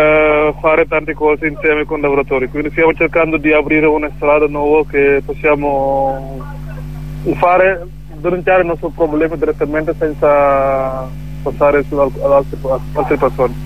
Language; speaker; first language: Italian; non-native, learner; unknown